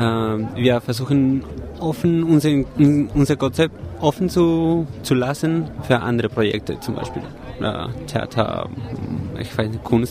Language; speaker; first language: German; non-native, learner; Spanish